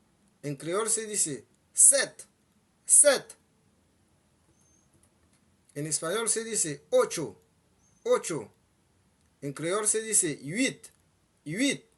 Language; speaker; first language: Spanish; non-native, fluent; Haitian Creole